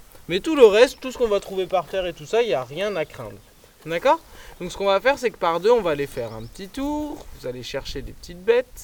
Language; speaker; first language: French; native; French